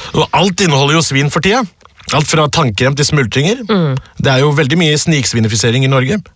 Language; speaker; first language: Norwegian; early bilingual, other home language; Urdu